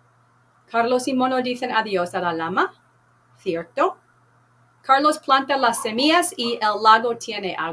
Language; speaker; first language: Spanish; non-native, fluent; English